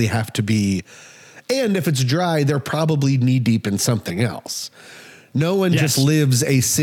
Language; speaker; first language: English; native; English